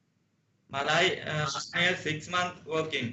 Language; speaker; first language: English; non-native, learner; Sinhala